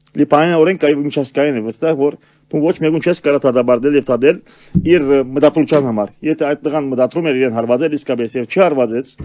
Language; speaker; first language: Armenian; early bilingual, heritage; Armenian